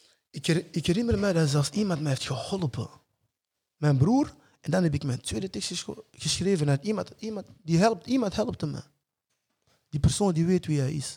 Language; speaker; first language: Dutch; early bilingual, other home language; French